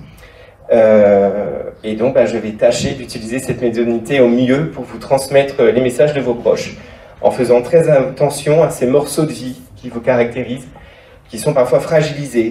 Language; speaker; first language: French; native; French